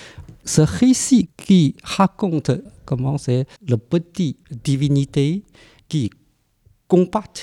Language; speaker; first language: French; non-native, fluent; Chinese